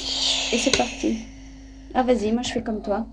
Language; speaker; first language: French; native; French